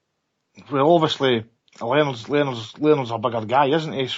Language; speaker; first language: English; native; English